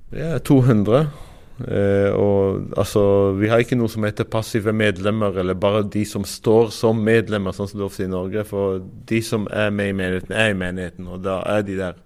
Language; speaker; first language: Norwegian; non-native, fluent; Arabic